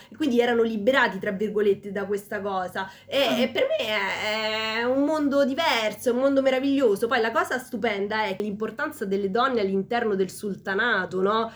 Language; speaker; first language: Italian; early bilingual, other home language; Spanish